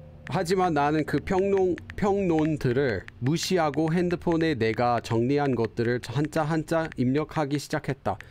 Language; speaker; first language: Korean; non-native, fluent; English